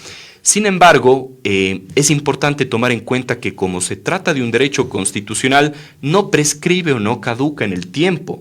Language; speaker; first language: Spanish; native; Spanish